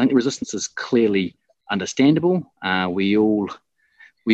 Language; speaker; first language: English; native; English